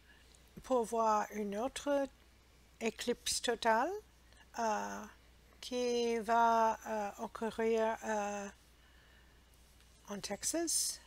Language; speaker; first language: French; non-native, learner; English